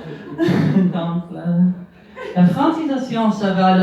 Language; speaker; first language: French; non-native, learner; English